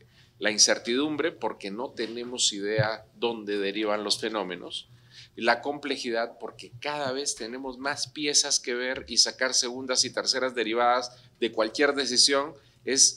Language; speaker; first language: Spanish; native; Spanish